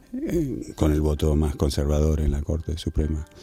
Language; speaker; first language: Spanish; native; Spanish